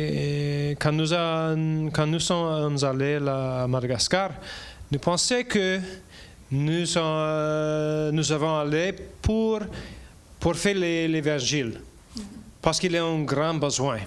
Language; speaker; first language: French; non-native, learner; English